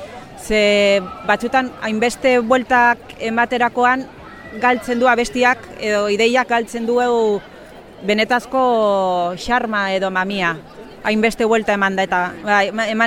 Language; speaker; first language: Basque; non-native, local second language; Spanish